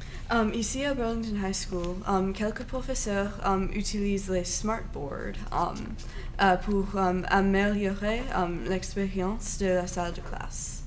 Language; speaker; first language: French; non-native, learner; English